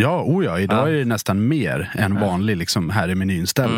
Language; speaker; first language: Swedish; native; Swedish